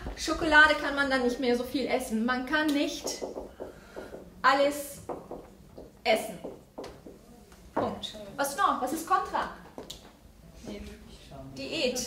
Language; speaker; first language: German; non-native, fluent; Turkish